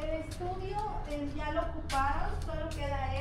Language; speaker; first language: Spanish; native; Spanish